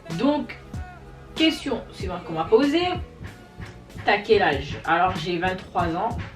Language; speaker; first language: French; native; French